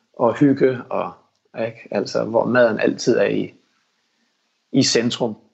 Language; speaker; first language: Danish; early bilingual, heritage; Danish